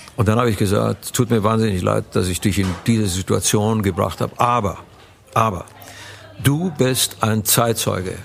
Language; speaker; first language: German; early bilingual, other home language; Romanian